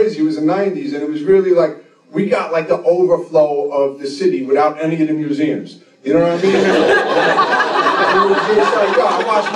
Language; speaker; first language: English; native; English